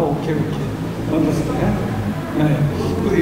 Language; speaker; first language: Korean; native; Korean